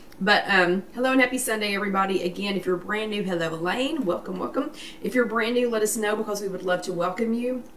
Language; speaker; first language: English; native; English